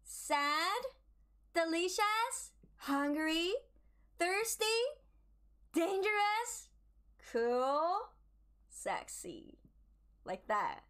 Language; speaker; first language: English; non-native, learner; Japanese